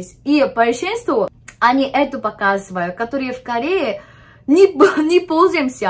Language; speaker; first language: Russian; non-native, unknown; Korean